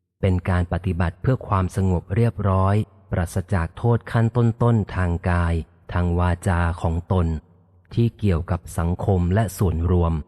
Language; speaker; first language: Thai; native; Thai